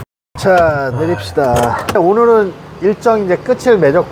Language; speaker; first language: Korean; native; Korean